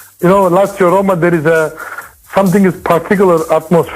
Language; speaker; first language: English; non-native, learner; Turkish